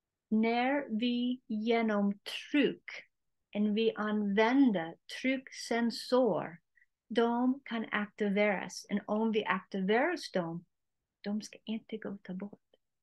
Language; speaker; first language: Swedish; non-native, learner; English